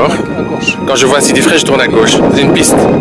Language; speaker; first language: French; native; French